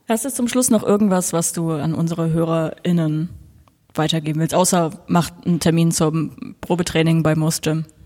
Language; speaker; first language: German; native; German